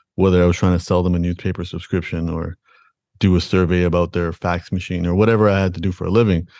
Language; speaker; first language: English; native; English